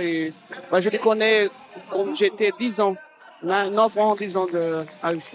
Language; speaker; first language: French; non-native, fluent; Portuguese